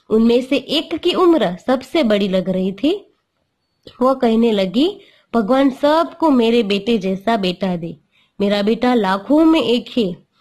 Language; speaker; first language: Hindi; non-native, local second language; Gujarati